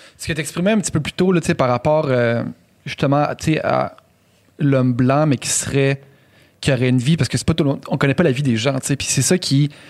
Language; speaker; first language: French; native; French